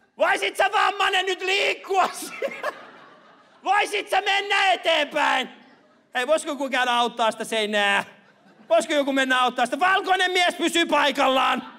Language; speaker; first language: Finnish; early bilingual, other home language; Persian